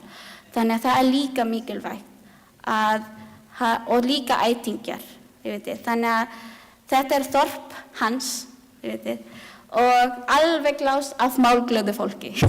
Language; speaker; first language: Icelandic; non-native, learner; Filipino